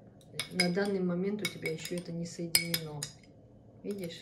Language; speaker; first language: Russian; native; Russian